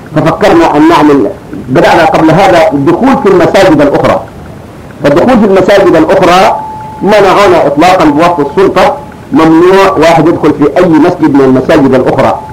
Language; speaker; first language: Arabic; native; Arabic